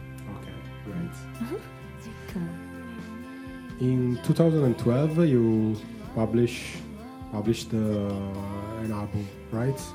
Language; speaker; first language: English; non-native, learner; Italian